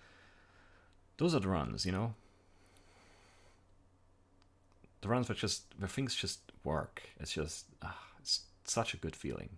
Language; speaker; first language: English; native; English